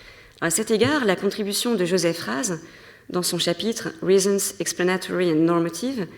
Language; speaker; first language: French; native; French